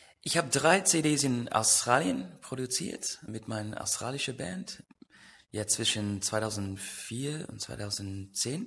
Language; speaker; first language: German; non-native, learner; English